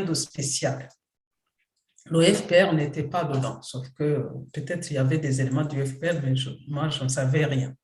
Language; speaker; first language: French; non-native, local second language; Kinyarwanda